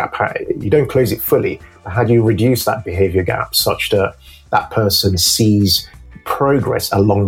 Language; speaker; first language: English; non-native, local second language; Yoruba